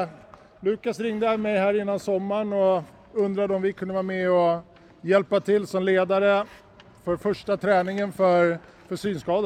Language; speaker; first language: Swedish; native; Swedish